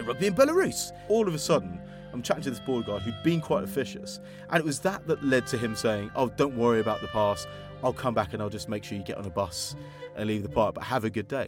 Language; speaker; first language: English; native; English